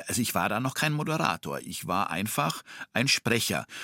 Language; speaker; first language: German; native; German